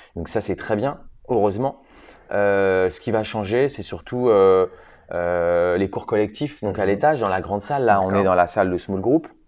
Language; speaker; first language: French; native; French